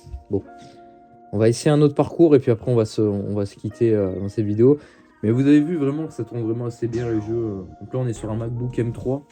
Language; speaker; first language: French; native; French